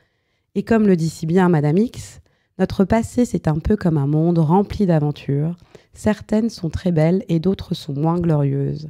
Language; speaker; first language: French; native; French